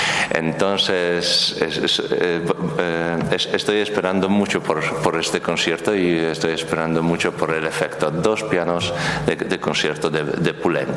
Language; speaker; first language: Spanish; non-native, learner; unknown